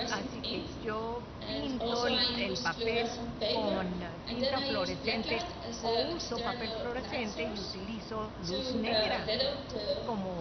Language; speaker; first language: Spanish; non-native, fluent; Dutch